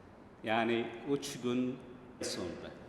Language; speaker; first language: Turkish; non-native, learner; Persian